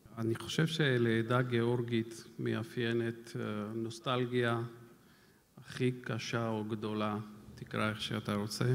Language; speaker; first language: Hebrew; non-native, fluent; Georgian